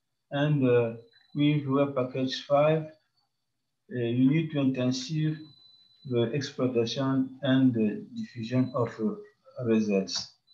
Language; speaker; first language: English; non-native, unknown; French